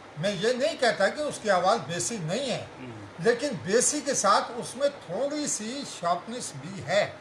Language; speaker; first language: Urdu; non-native, local second language; Northern Hindko